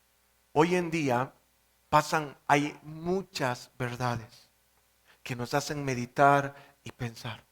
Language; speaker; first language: Spanish; native; Spanish